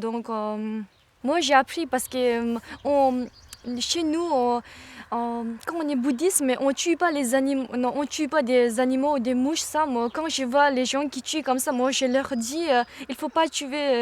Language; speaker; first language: French; non-native, learner; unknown